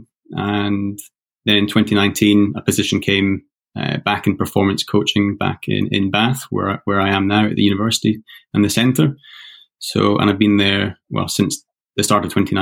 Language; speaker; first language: English; native; English